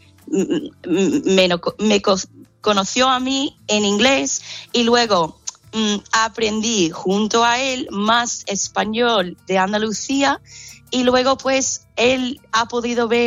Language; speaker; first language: Spanish; non-native, fluent; English